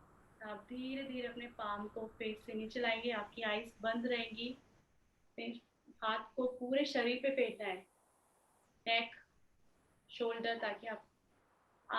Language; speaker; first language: Hindi; native; Hindi